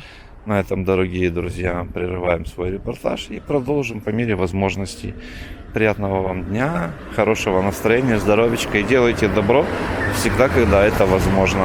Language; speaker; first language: Russian; native; Russian